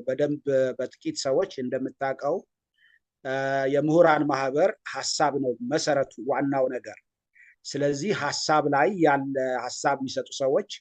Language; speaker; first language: Amharic; non-native, local second language; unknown